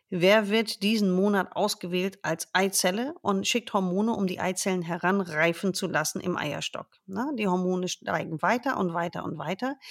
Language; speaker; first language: German; non-native, fluent; English